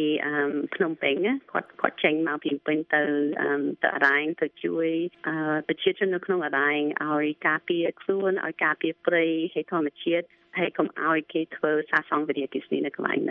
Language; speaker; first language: Khmer; early bilingual, other home language; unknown